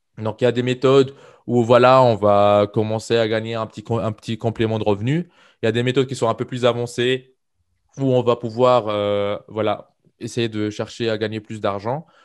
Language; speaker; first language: French; non-native, local second language; Arabic